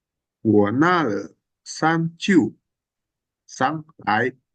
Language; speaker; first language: Chinese; non-native, learner; Indonesian